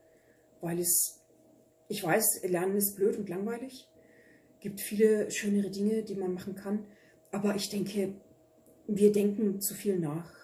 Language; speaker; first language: German; early bilingual, other home language; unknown